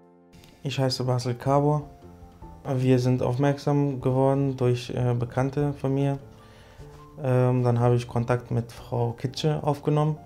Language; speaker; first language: German; early bilingual, other home language; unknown